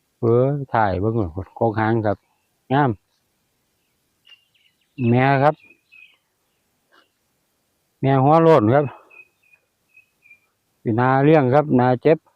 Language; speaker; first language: Thai; non-native, local second language; Lao